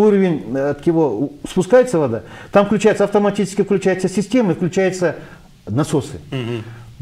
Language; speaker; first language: Russian; non-native, local second language; Kyrgyz